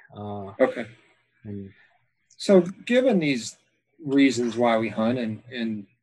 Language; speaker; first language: English; native; English